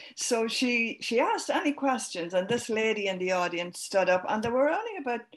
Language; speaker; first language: English; native; English